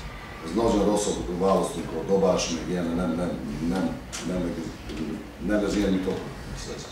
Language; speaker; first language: Hungarian; non-native, learner; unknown